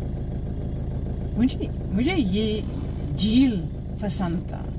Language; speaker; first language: Hindi; non-native, learner; English